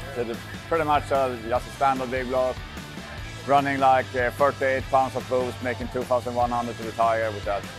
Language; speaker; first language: English; non-native, fluent; Swedish